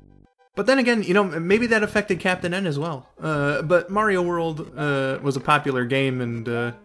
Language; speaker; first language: English; native; English